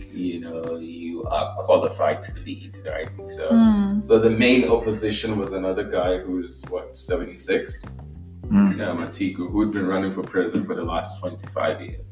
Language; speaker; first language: English; non-native, local second language; Igbo